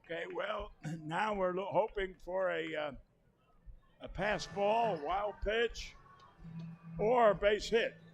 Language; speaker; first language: English; native; English